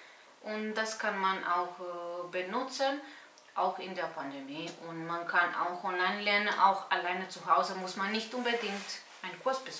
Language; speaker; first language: German; non-native, fluent; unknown